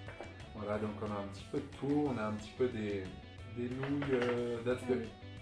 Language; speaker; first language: French; native; French